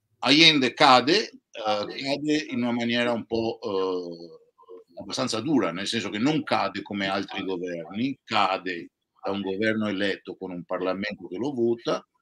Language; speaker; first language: Italian; native; Italian